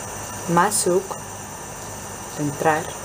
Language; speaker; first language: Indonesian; non-native, fluent; Spanish